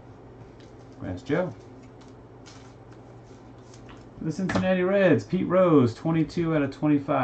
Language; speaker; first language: English; native; English